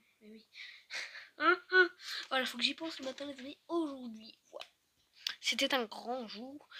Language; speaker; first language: French; native; French